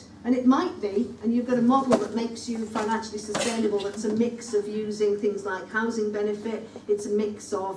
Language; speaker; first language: English; native; English